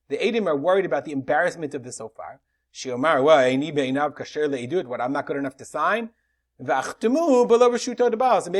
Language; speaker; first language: English; native; English